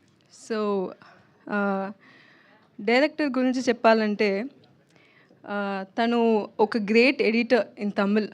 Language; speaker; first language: Telugu; non-native, learner; Tamil